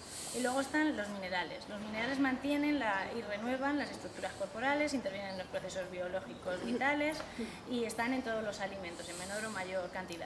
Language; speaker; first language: Spanish; native; Spanish